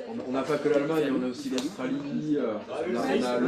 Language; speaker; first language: French; native; French